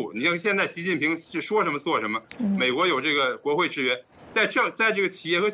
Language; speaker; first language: Chinese; native; Chinese